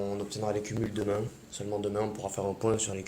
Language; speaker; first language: French; native; French